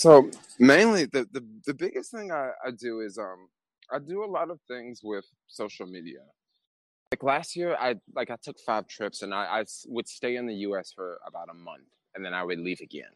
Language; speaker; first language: English; native; English